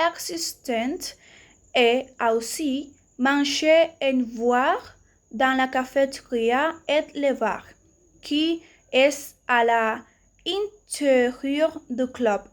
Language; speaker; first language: French; non-native, learner; Spanish